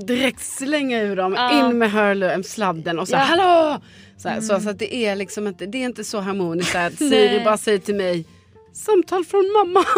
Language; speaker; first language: Swedish; native; Swedish